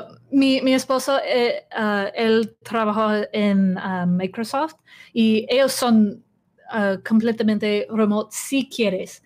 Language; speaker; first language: Spanish; non-native, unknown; English